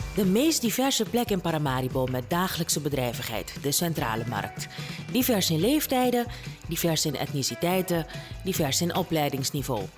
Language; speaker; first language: Dutch; native; Dutch